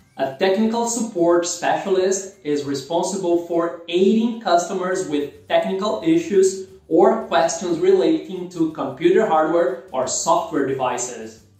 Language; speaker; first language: English; non-native, fluent; Portuguese